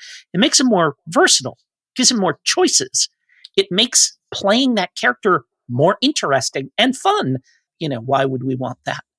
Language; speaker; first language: English; native; English